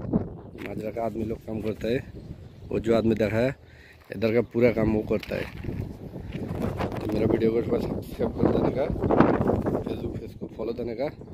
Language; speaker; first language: Hindi; non-native, learner; Bangla